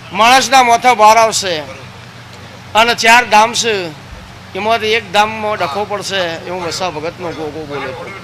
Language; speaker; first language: Gujarati; native; Gujarati